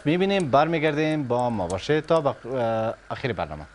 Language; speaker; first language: Persian; native; Persian